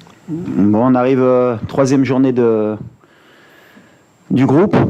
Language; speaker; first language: French; native; French